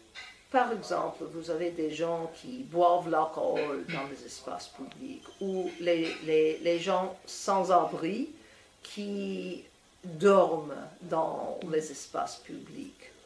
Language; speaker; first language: French; non-native, fluent; English